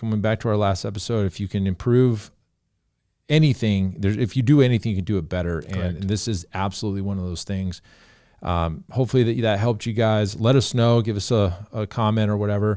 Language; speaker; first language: English; native; English